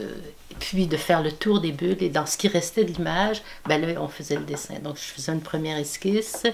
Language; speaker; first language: French; native; French